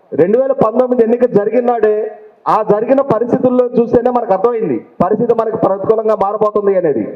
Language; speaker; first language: Telugu; native; Telugu